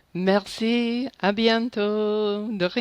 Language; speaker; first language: French; non-native, learner; English